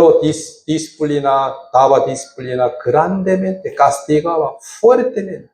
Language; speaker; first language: Spanish; non-native, fluent; Korean